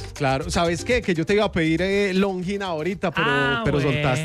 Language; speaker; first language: Spanish; native; Spanish